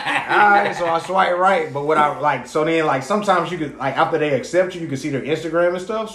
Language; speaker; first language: English; native; English